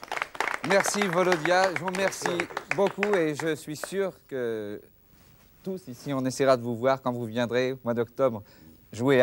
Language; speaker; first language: French; native; French